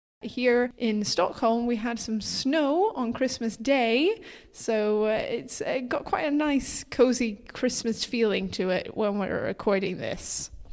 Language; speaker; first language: English; non-native, fluent; Swedish